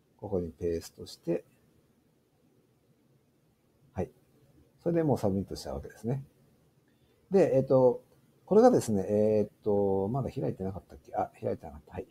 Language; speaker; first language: Japanese; native; Japanese